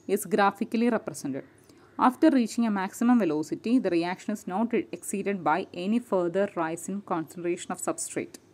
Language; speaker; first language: English; non-native, local second language; Malayalam